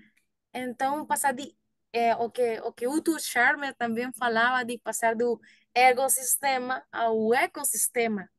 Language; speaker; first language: Portuguese; non-native, learner; Spanish